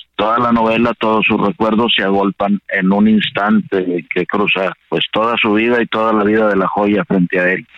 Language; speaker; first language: Spanish; native; Spanish